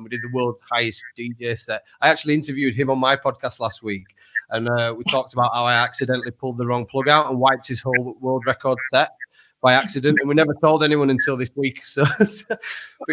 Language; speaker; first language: English; native; English